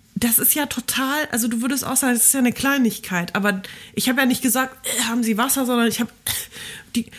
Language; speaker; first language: German; early bilingual, other home language; Polish